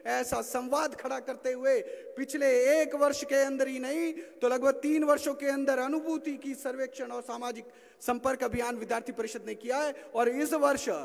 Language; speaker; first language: Hindi; native; Hindi